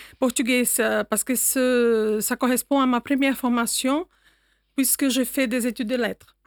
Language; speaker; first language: French; non-native, fluent; Portuguese